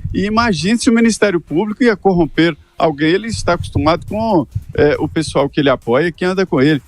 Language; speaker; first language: Portuguese; native; Portuguese